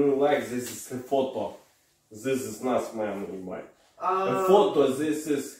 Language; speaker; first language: English; non-native, learner; Russian